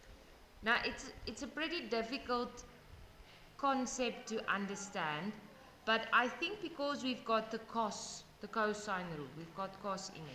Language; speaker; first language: English; non-native, local second language; Afrikaans